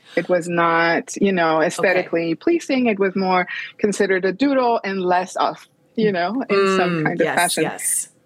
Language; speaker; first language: English; non-native, fluent; Spanish